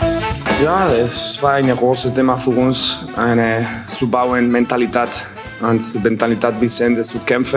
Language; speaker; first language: German; non-native, learner; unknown